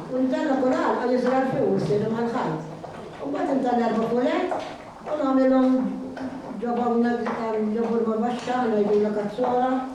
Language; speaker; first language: Maltese; native; Maltese